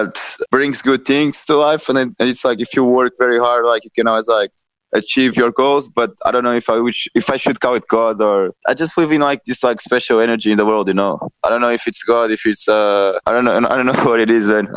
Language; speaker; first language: English; non-native, fluent; Portuguese